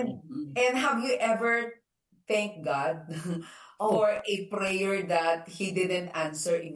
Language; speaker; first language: English; non-native, local second language; Filipino